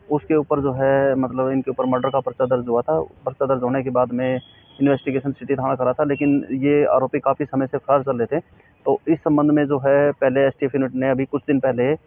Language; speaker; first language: Hindi; native; Hindi